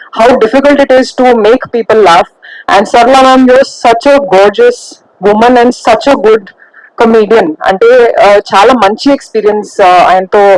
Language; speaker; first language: Telugu; non-native, local second language; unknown